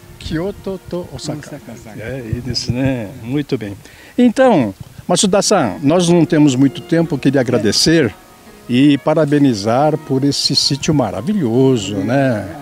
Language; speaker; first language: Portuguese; native; Portuguese